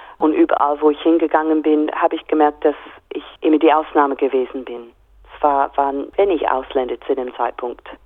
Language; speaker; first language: German; non-native, fluent; English